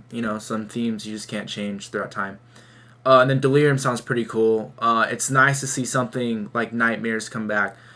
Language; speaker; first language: English; native; English